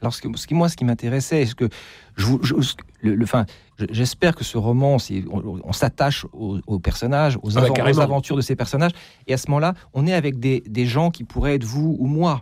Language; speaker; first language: French; native; French